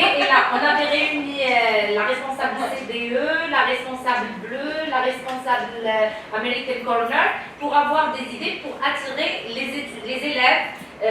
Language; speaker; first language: French; non-native, local second language; Arabic